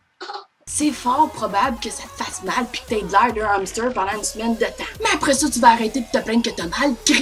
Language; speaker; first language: French; native; French